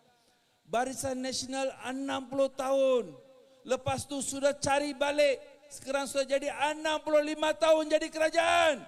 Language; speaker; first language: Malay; non-native, local second language; Tamil